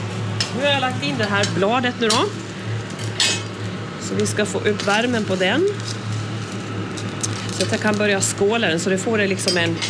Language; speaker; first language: Swedish; native; Swedish